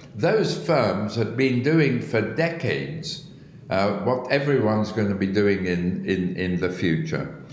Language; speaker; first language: English; early bilingual, other home language; Arabic